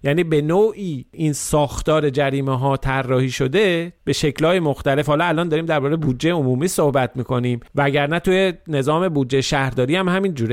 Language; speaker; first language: Persian; native; Persian